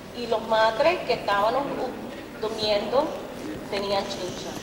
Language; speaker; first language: Spanish; early bilingual, heritage; Spanish